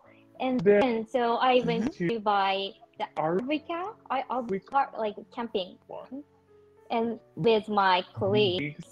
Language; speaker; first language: English; non-native, learner; Japanese